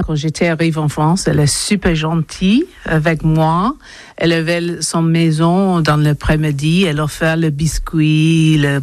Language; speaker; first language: French; non-native, learner; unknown